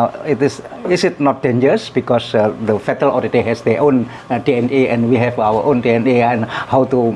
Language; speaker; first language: English; non-native, learner; Indonesian